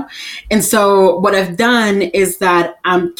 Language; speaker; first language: English; early bilingual, other home language; Spanish